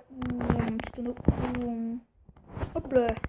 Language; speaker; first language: French; native; French